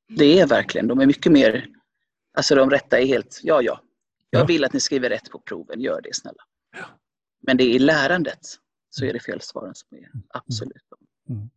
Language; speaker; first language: Swedish; early bilingual, other home language; Finnish